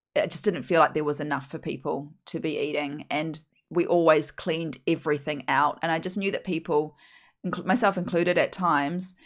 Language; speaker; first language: English; native; English